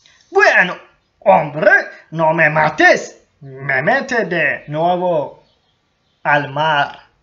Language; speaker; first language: Spanish; non-native, learner; Turkish